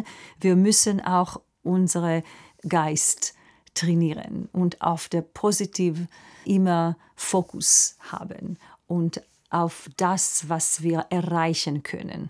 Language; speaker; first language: German; non-native, fluent; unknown